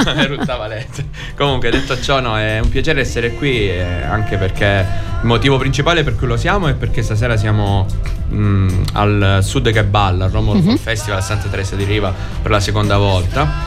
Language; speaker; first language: Italian; native; Italian